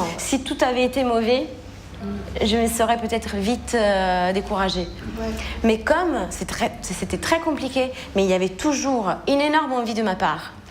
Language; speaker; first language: French; non-native, fluent; Italian